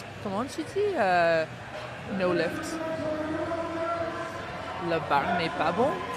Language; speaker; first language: French; non-native, learner; English